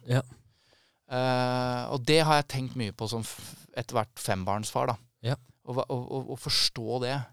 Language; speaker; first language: Norwegian; native; Norwegian